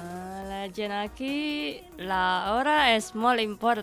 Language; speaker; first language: Catalan; non-native, learner; Indonesian